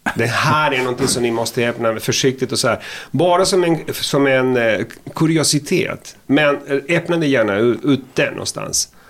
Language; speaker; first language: Swedish; non-native, fluent; Spanish